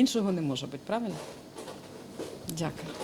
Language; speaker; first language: Ukrainian; native; Ukrainian